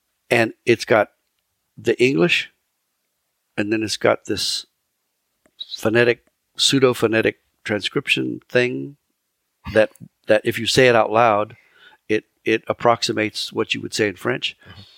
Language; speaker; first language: English; early bilingual, other home language; French